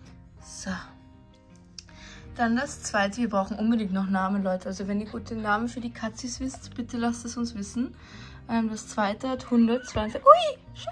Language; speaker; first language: German; native; German